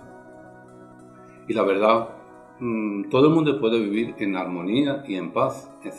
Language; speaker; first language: Spanish; non-native, fluent; Persian